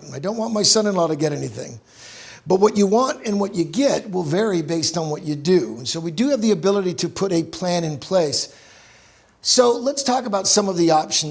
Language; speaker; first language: English; native; English